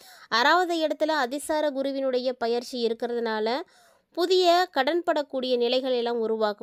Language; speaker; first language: Tamil; native; Tamil